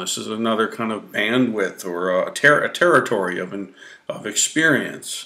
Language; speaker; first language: English; native; English